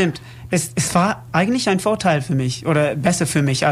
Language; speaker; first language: German; non-native, learner; English